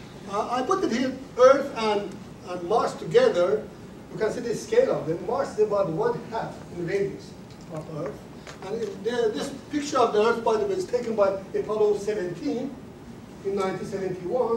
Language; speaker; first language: English; non-native, fluent; Azerbaijani